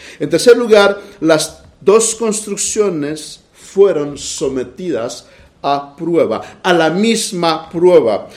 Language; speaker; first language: Spanish; non-native, fluent; Romanian